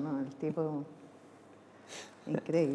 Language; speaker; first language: Spanish; native; Spanish